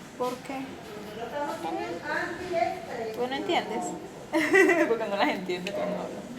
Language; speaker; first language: Spanish; native; Spanish